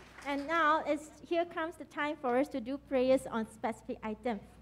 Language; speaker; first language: English; non-native, local second language; Chinese